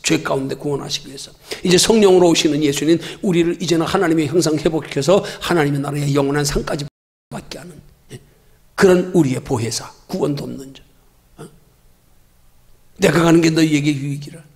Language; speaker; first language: Korean; native; Korean